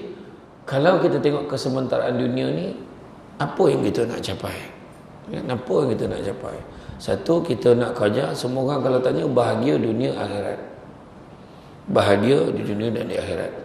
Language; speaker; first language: Malay; native; Malay